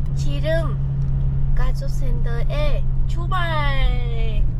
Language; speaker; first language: Korean; non-native, learner; Vietnamese